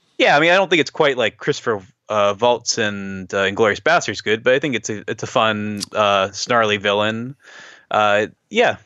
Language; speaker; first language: English; native; English